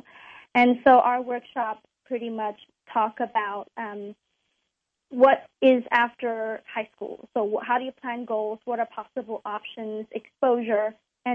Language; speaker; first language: English; non-native, local second language; Cantonese